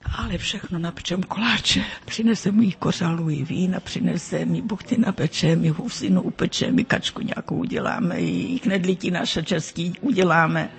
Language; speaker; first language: Czech; early bilingual, heritage; Czech